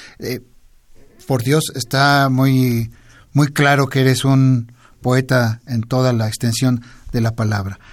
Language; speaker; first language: Spanish; native; Spanish